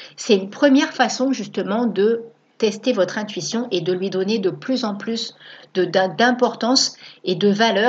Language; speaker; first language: French; native; French